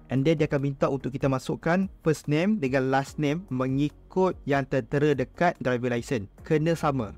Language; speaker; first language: Malay; native; Malay